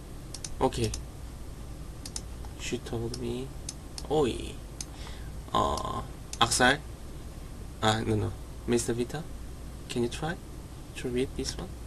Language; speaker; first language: English; non-native, learner; Korean